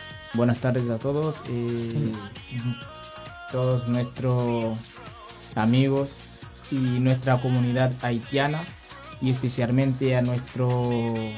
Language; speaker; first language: Spanish; non-native, learner; Haitian Creole